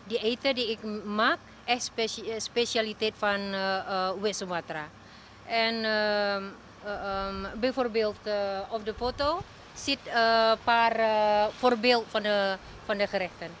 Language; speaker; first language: Dutch; non-native, learner; Indonesian